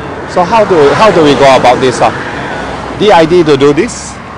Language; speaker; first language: English; non-native, local second language; Chinese